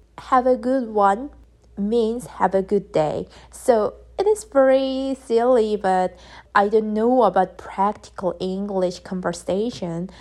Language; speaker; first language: English; non-native, learner; Korean